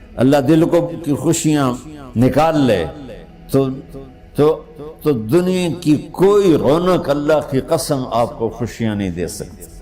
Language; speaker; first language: Urdu; non-native, local second language; Punjabi